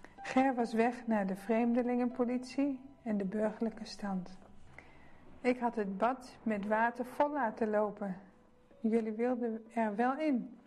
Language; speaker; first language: Dutch; native; Dutch